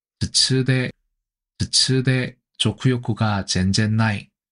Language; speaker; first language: Japanese; non-native, learner; Korean